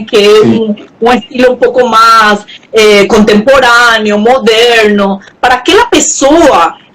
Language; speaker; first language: Portuguese; non-native, local second language; Spanish